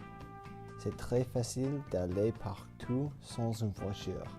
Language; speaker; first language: French; non-native, learner; English